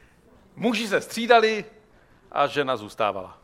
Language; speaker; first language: Czech; native; Czech